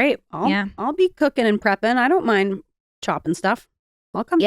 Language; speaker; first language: English; native; English